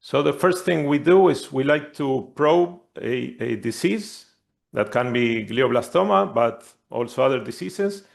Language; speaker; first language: English; non-native, fluent; Spanish